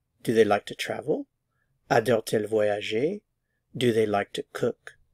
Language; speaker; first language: English; native; English